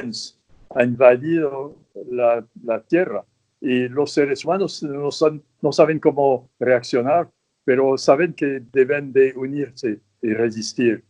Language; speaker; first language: Spanish; non-native, fluent; French